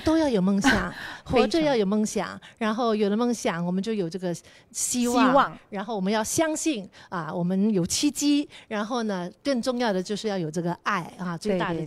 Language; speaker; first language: Chinese; native; Chinese